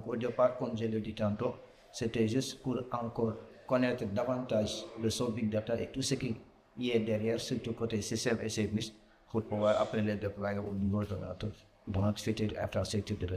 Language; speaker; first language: French; non-native, local second language; Wolof